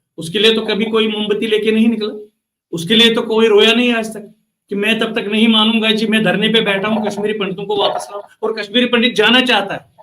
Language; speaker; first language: Hindi; non-native, local second language; Kashmiri